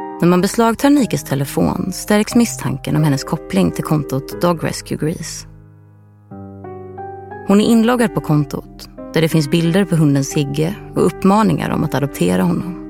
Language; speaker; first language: Swedish; native; Swedish